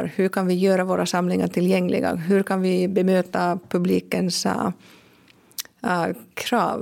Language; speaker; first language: Swedish; non-native, local second language; Finnish